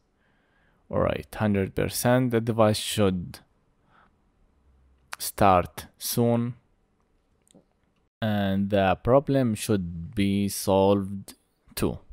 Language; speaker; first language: English; non-native, fluent; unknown